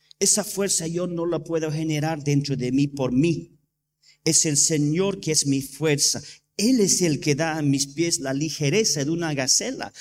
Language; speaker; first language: Spanish; non-native, fluent; English